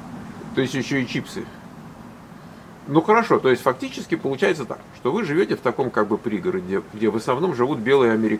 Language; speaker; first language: Russian; native; Russian